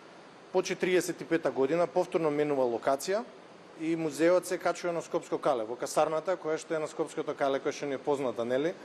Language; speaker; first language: Macedonian; native; Macedonian